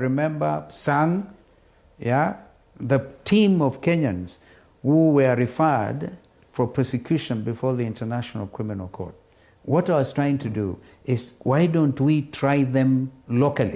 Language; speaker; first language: English; non-native, local second language; Kamba